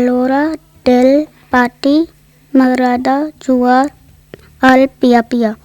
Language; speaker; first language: Catalan; non-native, learner; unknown